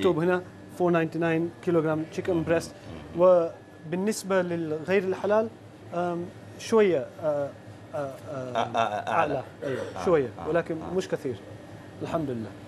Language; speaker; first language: Arabic; non-native, learner; Urdu